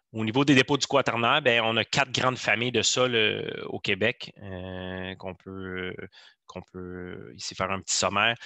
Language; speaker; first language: French; native; French